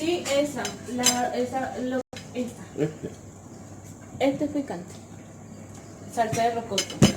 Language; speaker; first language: Spanish; native; Spanish